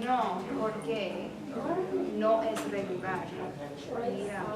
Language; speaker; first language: Spanish; non-native, fluent; English